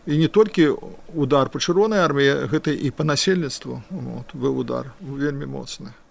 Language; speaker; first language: Belarusian; non-native, local second language; Russian